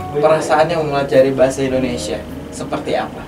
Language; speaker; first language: Indonesian; native; Indonesian